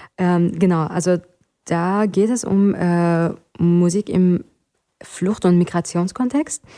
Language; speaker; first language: German; non-native, fluent; Persian